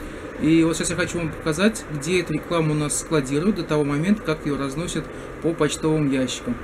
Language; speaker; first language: Russian; native; Russian